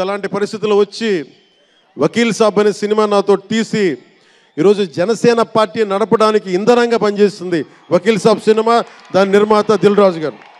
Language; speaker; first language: Telugu; native; Telugu